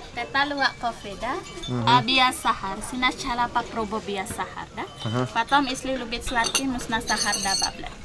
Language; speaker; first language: Russian; non-native, learner; Indonesian